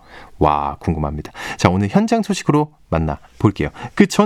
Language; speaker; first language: Korean; native; Korean